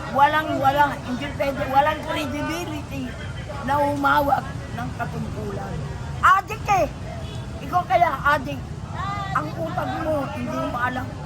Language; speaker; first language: Filipino; non-native, local second language; Iloko